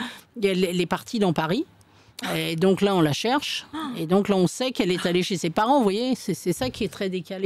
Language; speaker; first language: French; native; French